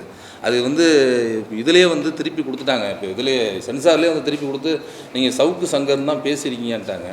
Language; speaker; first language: Tamil; native; Tamil